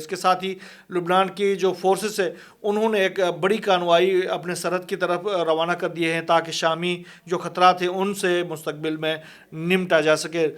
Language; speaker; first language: Urdu; native; Urdu